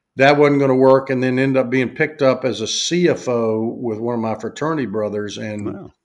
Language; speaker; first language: English; native; English